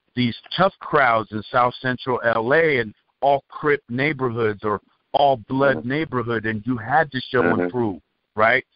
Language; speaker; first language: English; native; English